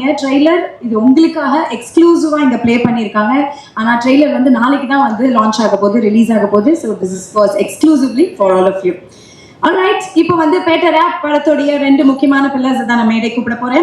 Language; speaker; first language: Tamil; native; Tamil